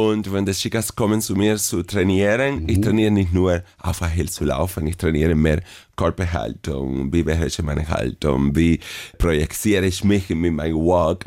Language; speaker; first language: German; non-native, fluent; Spanish